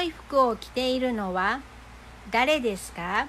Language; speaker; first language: Japanese; non-native, fluent; Filipino